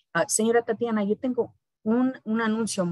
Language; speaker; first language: Spanish; early bilingual, heritage; Spanish